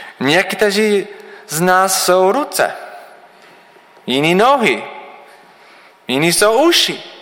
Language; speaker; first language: Czech; non-native, learner; English